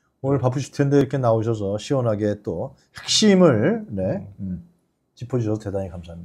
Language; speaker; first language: Korean; native; Korean